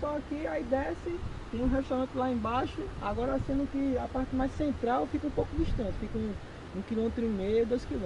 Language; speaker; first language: Portuguese; native; Portuguese